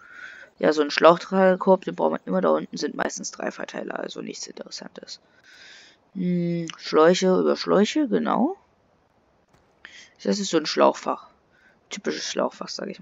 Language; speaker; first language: German; native; German